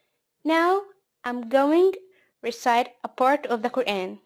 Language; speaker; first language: English; non-native, fluent; Arabic